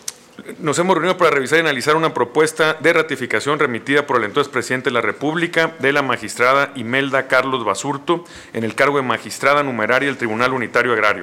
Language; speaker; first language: Spanish; native; Spanish